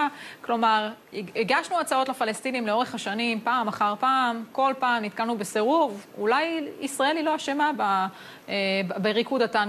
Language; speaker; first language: Hebrew; native; Hebrew